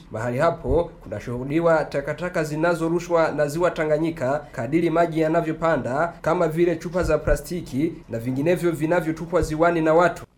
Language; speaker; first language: Swahili; non-native, local second language; Rundi